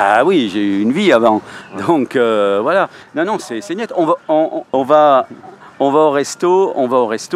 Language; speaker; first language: French; native; French